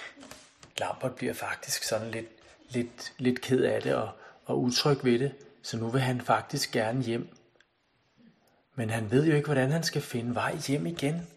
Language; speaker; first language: Danish; native; Danish